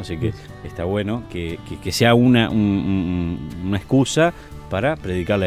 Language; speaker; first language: Spanish; native; Spanish